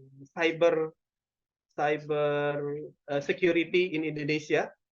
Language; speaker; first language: English; non-native, local second language; Indonesian